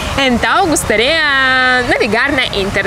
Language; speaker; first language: Portuguese; non-native, learner; Russian